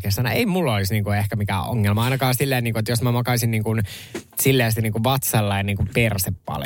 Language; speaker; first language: Finnish; native; Finnish